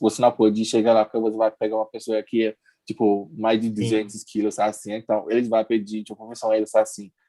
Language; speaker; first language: Portuguese; non-native, learner; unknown